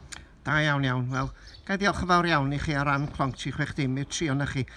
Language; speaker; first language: Welsh; native; Welsh